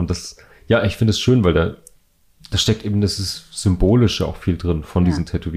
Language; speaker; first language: German; native; German